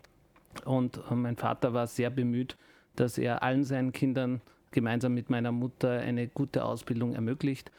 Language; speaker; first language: German; early bilingual, other home language; Turkish